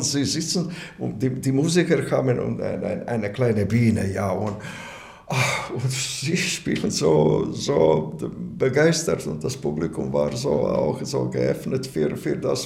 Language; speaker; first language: German; non-native, learner; Latvian